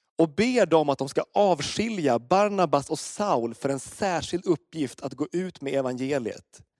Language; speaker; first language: Swedish; native; Swedish